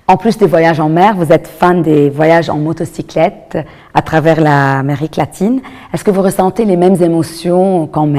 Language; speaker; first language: French; non-native, local second language; Arabic